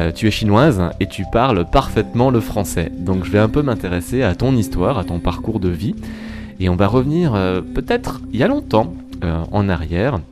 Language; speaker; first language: French; native; French